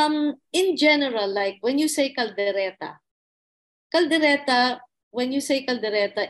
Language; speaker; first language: English; non-native, local second language; Filipino